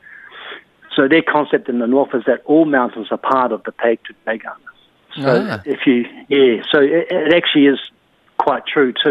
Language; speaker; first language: English; native; English